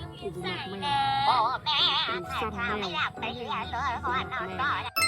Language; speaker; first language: Chinese; non-native, learner; Thai